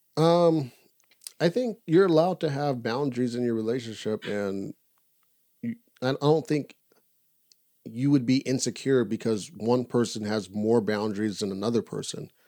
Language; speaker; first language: English; native; English